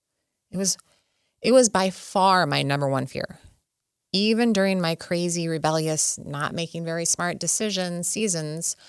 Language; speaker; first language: English; native; English